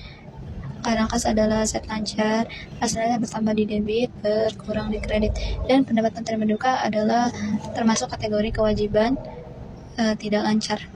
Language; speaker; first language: Indonesian; native; Indonesian